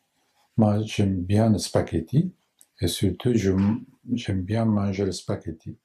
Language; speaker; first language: French; non-native, learner; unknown